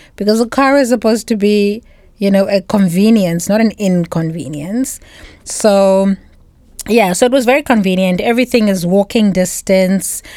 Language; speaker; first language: English; non-native, local second language; Shona